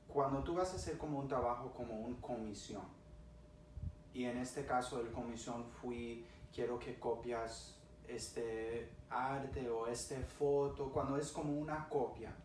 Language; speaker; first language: Spanish; early bilingual, other home language; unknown